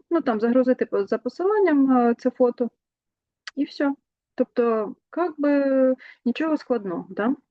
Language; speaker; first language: Ukrainian; non-native, local second language; Russian